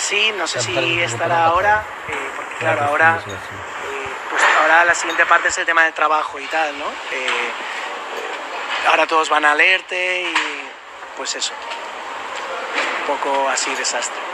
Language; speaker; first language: Spanish; native; Spanish